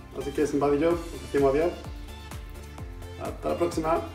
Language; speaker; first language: Spanish; native; Spanish